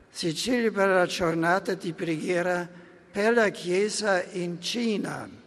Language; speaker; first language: Italian; non-native, fluent; German